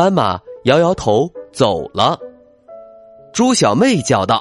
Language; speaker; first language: Chinese; native; Chinese